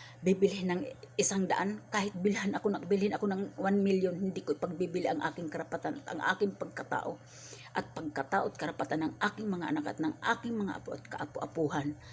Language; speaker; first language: Filipino; non-native, local second language; Waray